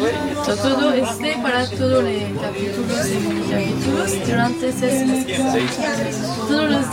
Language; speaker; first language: Spanish; non-native, learner; French